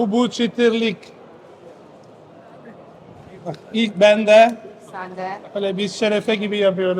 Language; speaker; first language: Turkish; non-native, fluent; Italian